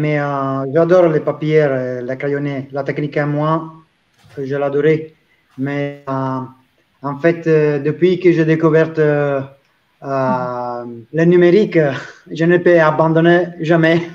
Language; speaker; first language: French; non-native, learner; Italian